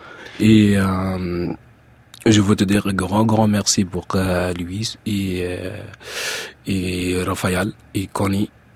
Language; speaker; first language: French; non-native, learner; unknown